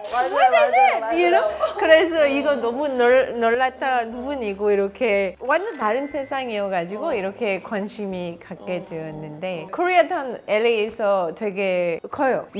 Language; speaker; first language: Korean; non-native, fluent; French